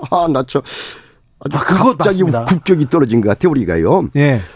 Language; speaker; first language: Korean; native; Korean